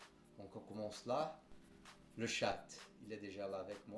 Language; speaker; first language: French; non-native, fluent; Portuguese